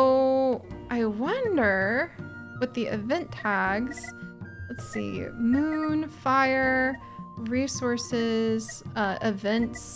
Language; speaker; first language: English; native; English